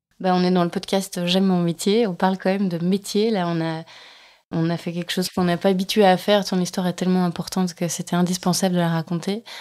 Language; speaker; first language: French; native; French